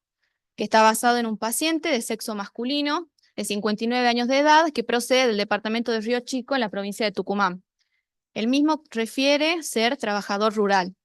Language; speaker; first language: Spanish; native; Spanish